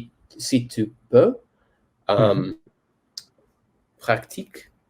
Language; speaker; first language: French; non-native, learner; English